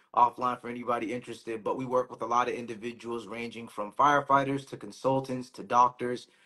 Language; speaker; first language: English; native; English